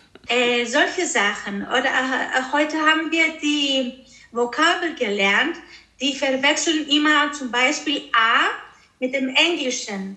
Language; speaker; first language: German; early bilingual, heritage; Greek